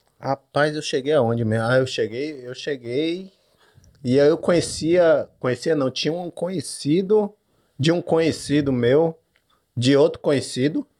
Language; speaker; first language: Portuguese; native; Portuguese